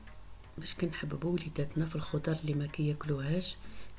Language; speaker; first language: Arabic; native; Arabic